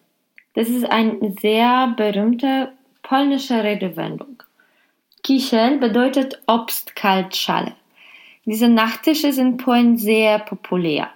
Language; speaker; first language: German; non-native, fluent; Polish